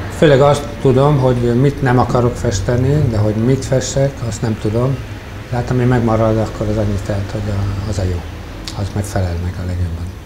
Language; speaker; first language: Hungarian; early bilingual, heritage; Hungarian